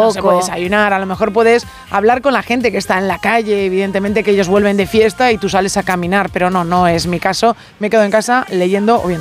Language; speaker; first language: Spanish; native; Spanish